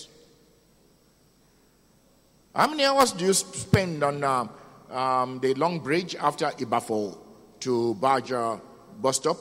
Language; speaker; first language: English; non-native, local second language; Yoruba